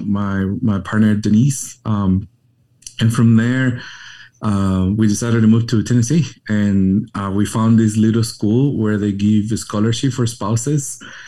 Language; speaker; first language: English; non-native, fluent; Spanish